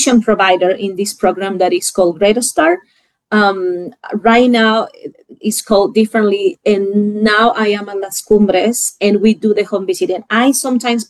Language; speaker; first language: English; non-native, fluent; Spanish